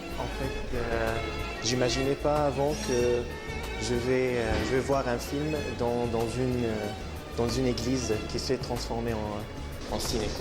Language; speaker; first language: French; non-native, fluent; Arabic